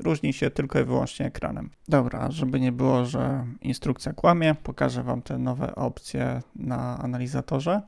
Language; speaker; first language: Polish; native; Polish